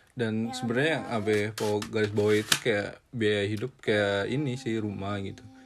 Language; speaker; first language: Indonesian; native; Indonesian